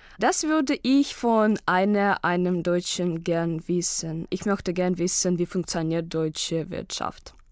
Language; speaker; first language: German; non-native, learner; Russian